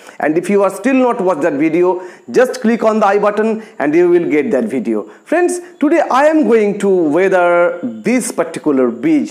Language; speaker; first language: English; non-native, local second language; Bangla